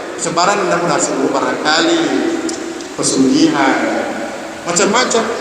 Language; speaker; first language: Malay; non-native, local second language; Buginese